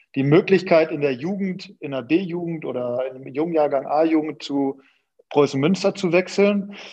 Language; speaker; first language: German; native; German